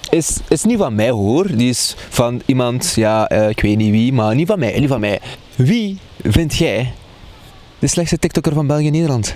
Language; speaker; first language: Dutch; native; Dutch